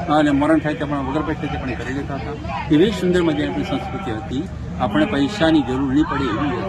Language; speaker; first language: Gujarati; non-native, local second language; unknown